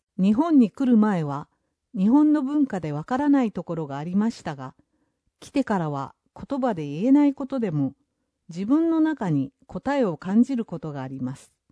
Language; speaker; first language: Japanese; non-native, fluent; English